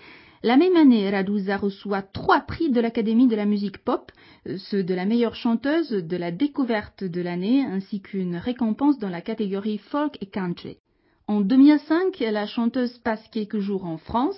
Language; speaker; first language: French; native; French